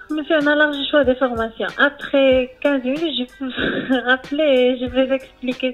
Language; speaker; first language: French; non-native, learner; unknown